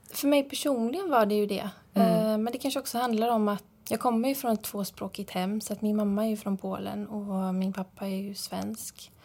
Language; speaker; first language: Swedish; native; Swedish